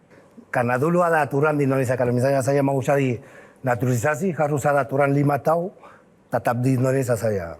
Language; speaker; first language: Indonesian; non-native, fluent; Spanish